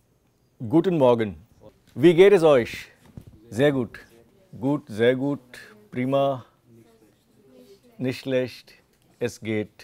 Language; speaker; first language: German; non-native, fluent; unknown